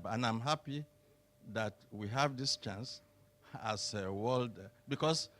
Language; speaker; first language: English; non-native, local second language; Yoruba